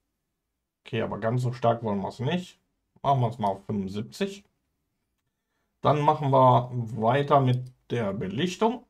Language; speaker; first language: German; native; German